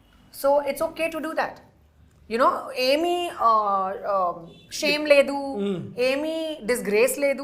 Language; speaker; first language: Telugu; non-native, local second language; Hindi